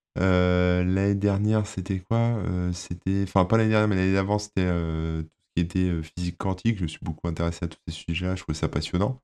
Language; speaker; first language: French; native; French